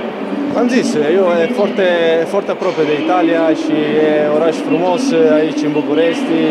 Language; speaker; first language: Romanian; non-native, fluent; Italian